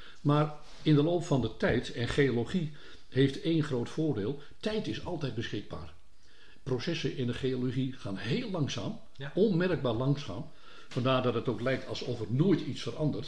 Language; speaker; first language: Dutch; native; Dutch